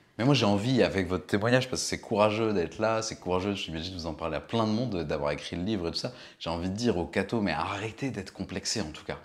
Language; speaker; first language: French; native; French